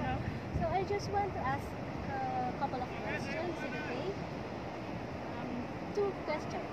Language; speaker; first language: English; non-native, fluent; Filipino